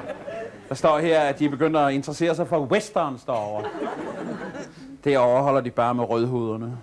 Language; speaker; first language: Danish; native; Danish